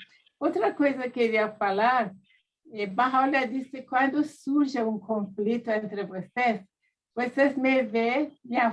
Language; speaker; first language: Portuguese; non-native, fluent; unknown